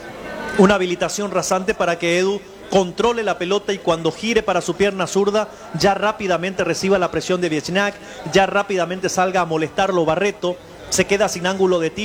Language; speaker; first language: Spanish; native; Spanish